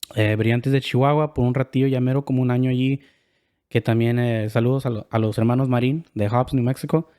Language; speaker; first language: Spanish; early bilingual, heritage; Spanish